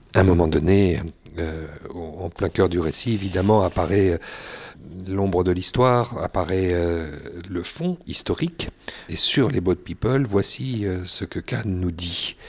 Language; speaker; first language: French; native; French